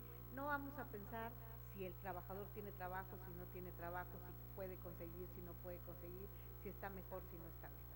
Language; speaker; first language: Spanish; native; Spanish